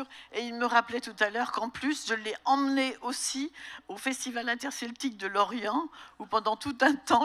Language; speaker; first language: French; native; French